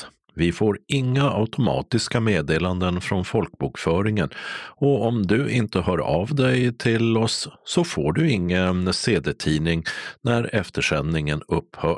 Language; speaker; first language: Swedish; native; Swedish